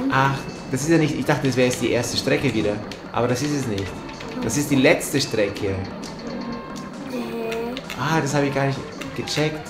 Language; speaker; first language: German; native; German